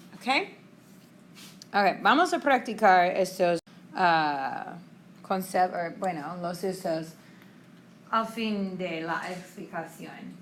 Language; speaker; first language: Spanish; non-native, fluent; English